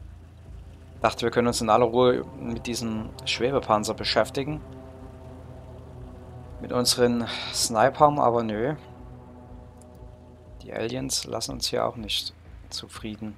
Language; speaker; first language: German; native; German